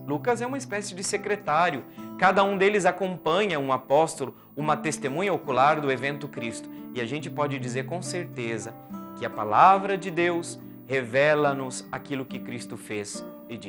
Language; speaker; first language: Portuguese; native; Portuguese